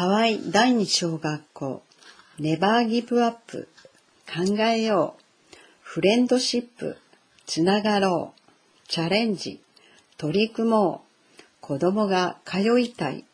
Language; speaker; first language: Japanese; native; Japanese